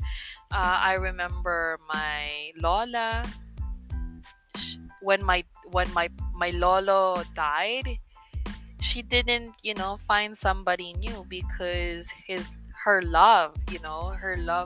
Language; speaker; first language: English; non-native, local second language; Filipino